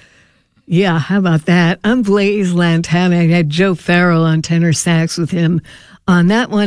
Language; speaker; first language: English; native; English